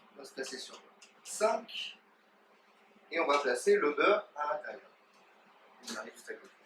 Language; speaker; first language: French; native; French